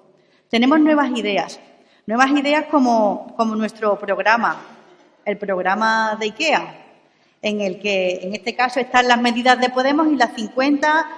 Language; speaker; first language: Spanish; native; Spanish